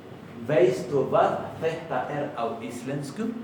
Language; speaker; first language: Icelandic; non-native, learner; Spanish